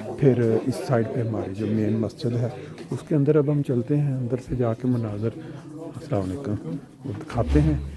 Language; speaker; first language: Urdu; non-native, local second language; Punjabi